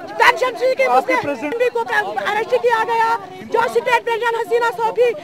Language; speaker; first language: Hindi; non-native, local second language; Kashmiri